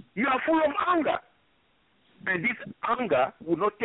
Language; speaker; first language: English; non-native, fluent; French